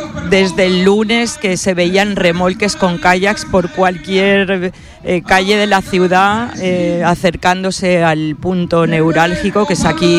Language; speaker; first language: Spanish; native; Spanish